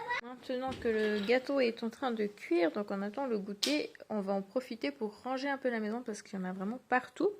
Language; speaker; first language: French; native; French